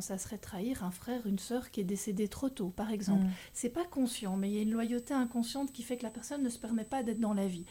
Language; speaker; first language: French; native; French